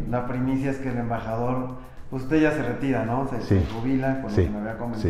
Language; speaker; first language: Spanish; native; Spanish